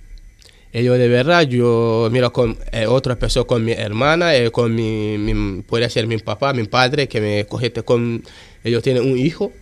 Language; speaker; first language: Spanish; non-native, learner; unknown